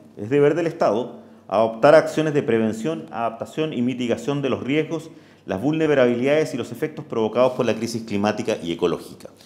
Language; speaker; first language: Spanish; native; Spanish